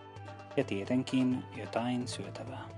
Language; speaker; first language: Finnish; non-native, fluent; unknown